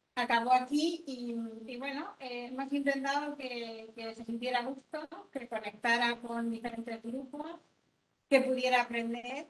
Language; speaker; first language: Spanish; native; Spanish